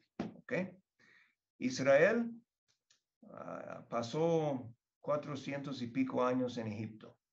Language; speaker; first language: Spanish; non-native, fluent; English